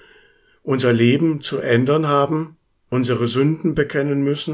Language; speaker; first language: German; native; German